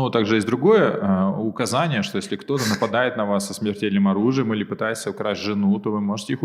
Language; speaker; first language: Russian; native; Russian